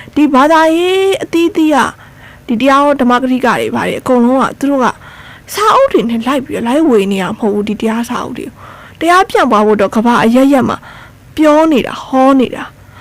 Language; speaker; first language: Burmese; native; Burmese